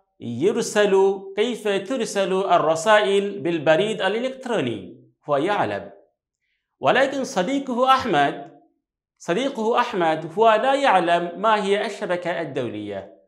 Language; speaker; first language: Arabic; non-native, fluent; Bangla